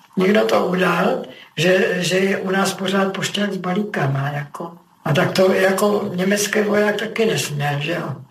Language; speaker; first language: Czech; native; Czech